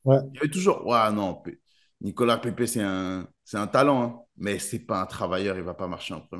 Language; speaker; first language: French; native; French